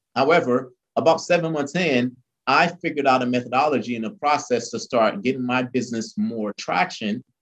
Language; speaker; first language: English; early bilingual, other home language; Haitian Creole